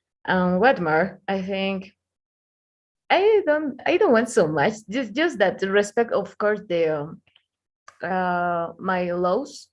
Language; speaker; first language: English; non-native, learner; Spanish